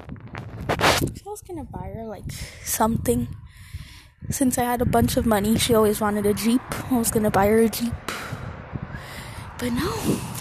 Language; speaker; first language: English; early bilingual, other home language; Spanish